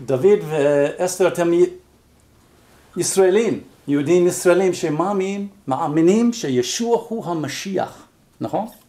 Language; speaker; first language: Hebrew; non-native, fluent; English